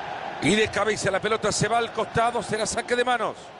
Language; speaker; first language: Spanish; native; Spanish